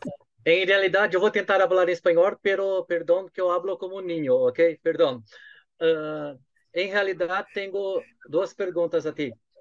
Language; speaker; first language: Spanish; non-native, learner; Portuguese